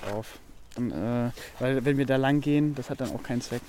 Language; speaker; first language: German; native; German